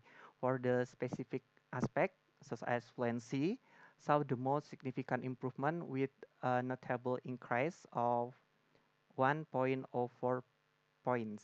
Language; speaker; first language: English; non-native, learner; Indonesian